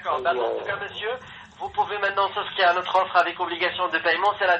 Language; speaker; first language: French; native; French